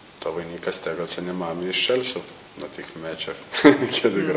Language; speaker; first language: Polish; non-native, learner; Lithuanian